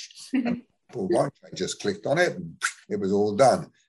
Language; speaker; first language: English; native; English